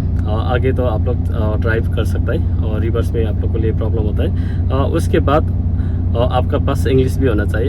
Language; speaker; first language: Hindi; non-native, learner; Nepali